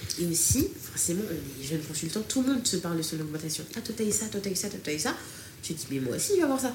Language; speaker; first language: French; early bilingual, other home language; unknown